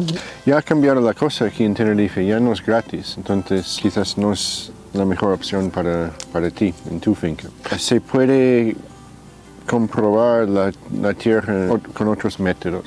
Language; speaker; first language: Spanish; non-native, fluent; English